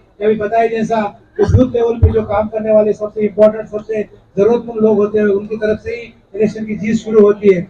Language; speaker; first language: Hindi; non-native, local second language; Telugu